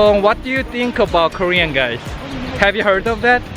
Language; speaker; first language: English; non-native, learner; Korean